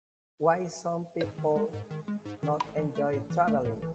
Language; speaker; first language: English; non-native, learner; Spanish